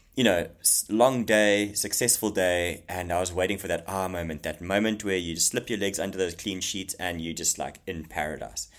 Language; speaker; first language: English; native; English